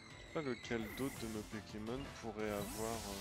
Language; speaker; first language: French; native; French